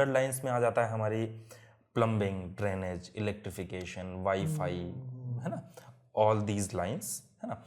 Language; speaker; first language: Hindi; native; Hindi